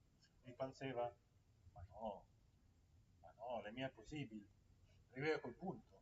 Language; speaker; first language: Italian; native; Italian